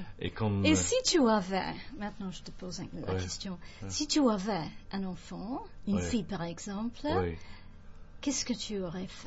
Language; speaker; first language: French; non-native, fluent; English